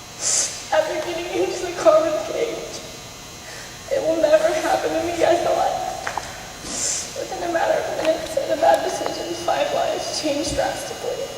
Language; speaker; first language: English; native; English